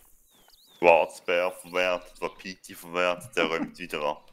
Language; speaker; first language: German; native; German